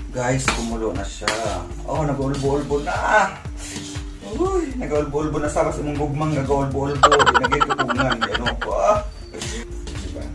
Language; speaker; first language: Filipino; non-native, local second language; Cebuano